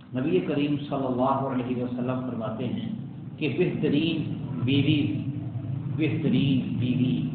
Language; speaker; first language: Urdu; native; Urdu